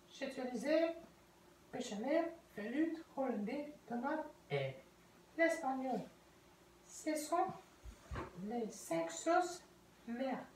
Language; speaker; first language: French; non-native, learner; English